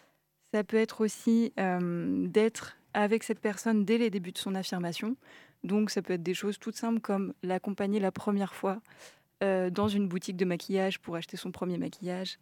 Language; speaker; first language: French; native; French